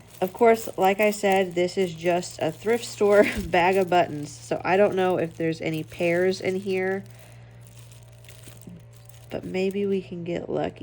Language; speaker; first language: English; native; English